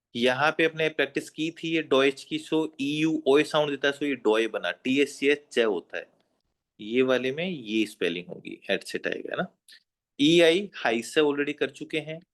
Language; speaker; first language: Hindi; native; Hindi